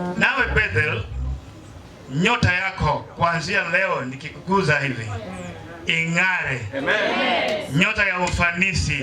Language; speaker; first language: Swahili; non-native, local second language; Luyia